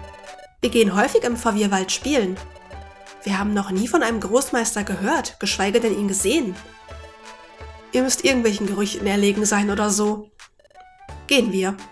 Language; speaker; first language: German; native; German